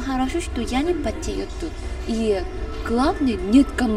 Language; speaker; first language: Russian; non-native, learner; Korean